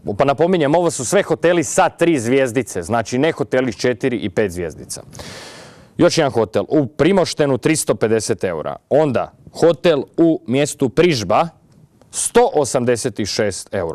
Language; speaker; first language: Croatian; native; Croatian